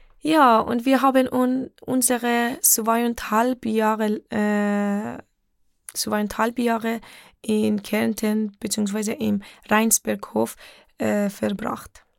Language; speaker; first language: German; non-native, fluent; Persian